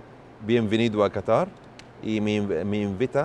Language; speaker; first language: Spanish; non-native, learner; Arabic